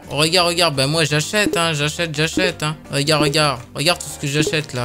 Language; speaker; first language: French; native; French